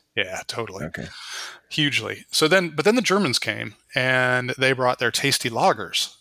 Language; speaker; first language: English; native; English